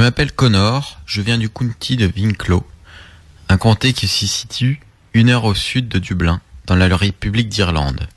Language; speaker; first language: French; non-native, fluent; English